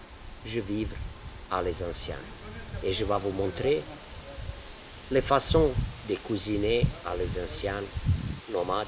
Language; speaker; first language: French; non-native, learner; Serbian